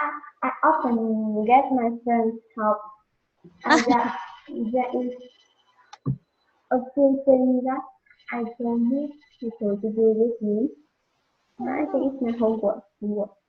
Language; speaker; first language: English; non-native, learner; Vietnamese